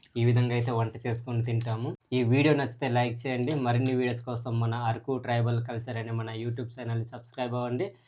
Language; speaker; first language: Telugu; non-native, local second language; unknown